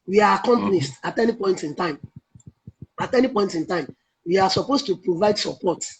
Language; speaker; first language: English; non-native, local second language; Yoruba